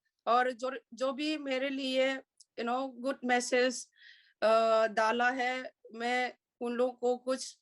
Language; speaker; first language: Hindi; non-native, local second language; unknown